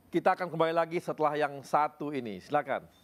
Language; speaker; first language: Indonesian; native; Indonesian